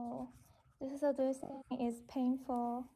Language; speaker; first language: English; non-native, learner; Chinese